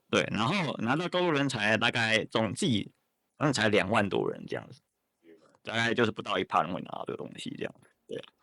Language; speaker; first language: Chinese; native; Chinese